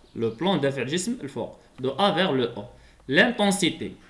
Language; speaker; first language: French; non-native, local second language; Arabic